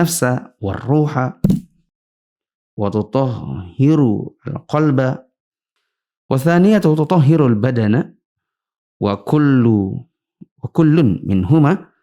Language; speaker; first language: Arabic; non-native, fluent; Indonesian